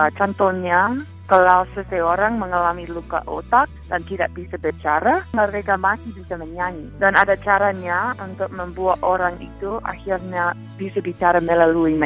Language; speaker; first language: Indonesian; non-native, fluent; English